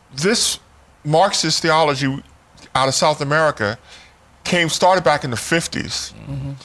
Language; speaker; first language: English; native; English